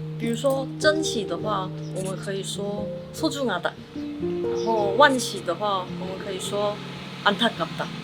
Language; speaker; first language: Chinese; non-native, fluent; Korean